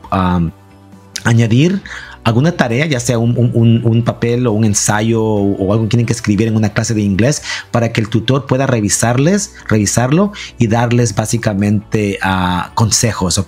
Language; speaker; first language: Spanish; early bilingual, heritage; Spanish